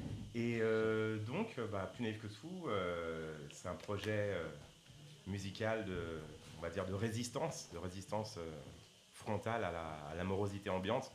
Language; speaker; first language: French; native; French